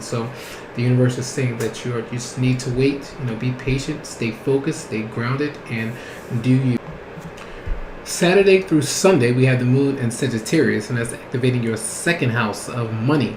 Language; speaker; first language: English; native; English